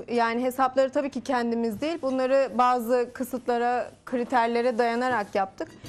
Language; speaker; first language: Turkish; native; Turkish